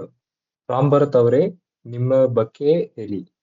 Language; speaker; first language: Kannada; non-native, learner; Tamil